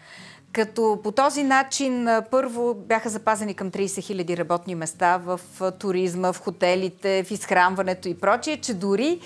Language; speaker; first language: Bulgarian; native; Bulgarian